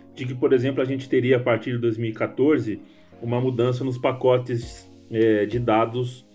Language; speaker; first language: Portuguese; native; Portuguese